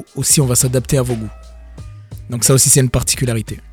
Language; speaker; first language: French; non-native, local second language; Kinyarwanda